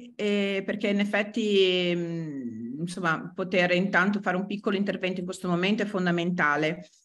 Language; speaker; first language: Italian; non-native, fluent; Portuguese